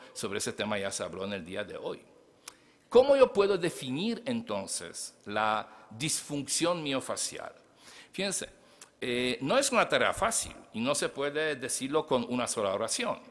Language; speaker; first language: Spanish; non-native, fluent; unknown